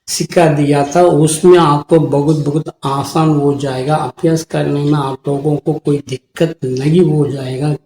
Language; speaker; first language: Hindi; non-native, local second language; Tamil